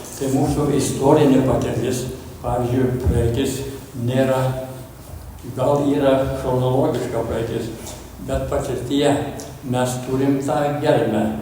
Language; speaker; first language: Lithuanian; early bilingual, heritage; Lithuanian